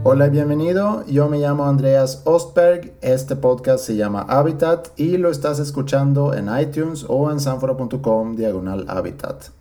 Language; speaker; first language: Spanish; non-native, fluent; Swedish